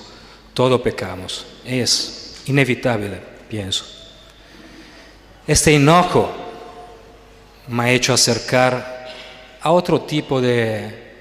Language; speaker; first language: Spanish; non-native, fluent; Italian